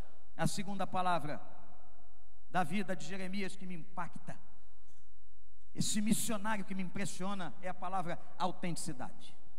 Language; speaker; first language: Portuguese; native; Portuguese